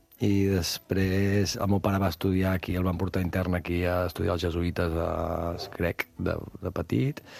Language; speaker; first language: Catalan; native; Catalan